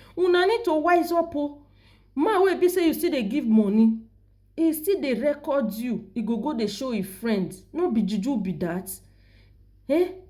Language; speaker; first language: Nigerian Pidgin; non-native, local second language; Yoruba